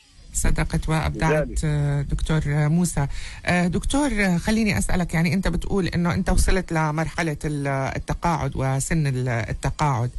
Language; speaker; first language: Arabic; native; Arabic